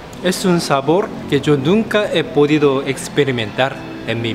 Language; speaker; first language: Spanish; non-native, fluent; Korean